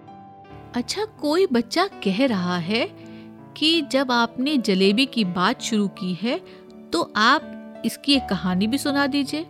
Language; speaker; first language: Hindi; native; Hindi